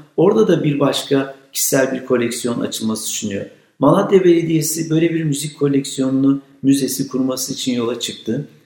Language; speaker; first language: Turkish; native; Turkish